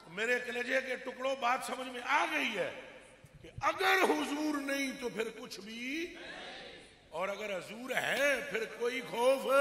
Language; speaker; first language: Urdu; non-native, local second language; Punjabi